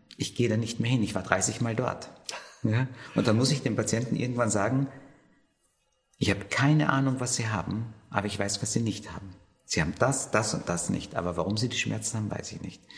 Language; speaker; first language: German; native; German